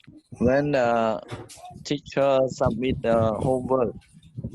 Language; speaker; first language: English; non-native, learner; Khmer